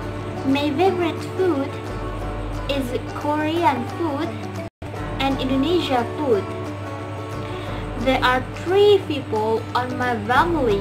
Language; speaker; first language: English; non-native, learner; Indonesian